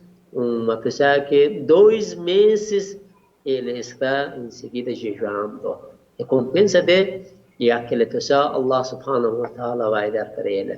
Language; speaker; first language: Portuguese; non-native, learner; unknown